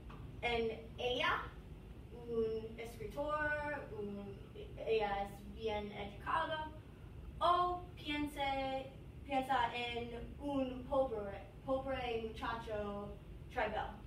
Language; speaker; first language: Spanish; non-native, learner; English